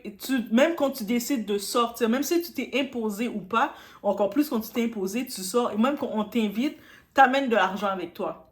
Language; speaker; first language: French; native; French